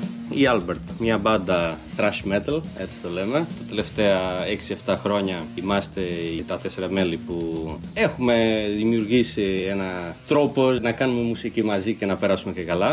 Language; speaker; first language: Greek; non-native, fluent; Portuguese